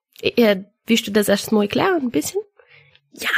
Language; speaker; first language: German; non-native, learner; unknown